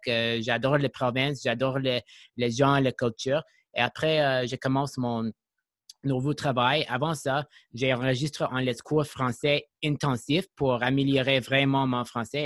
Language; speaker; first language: French; non-native, learner; English